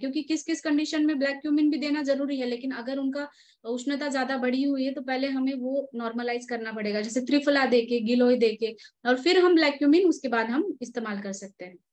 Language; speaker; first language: Hindi; non-native, local second language; Marathi